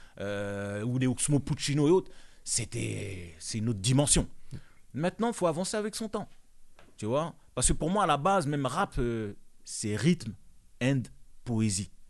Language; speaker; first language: French; non-native, local second language; Bambara